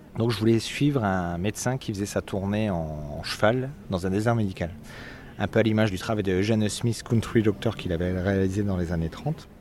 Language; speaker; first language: French; native; French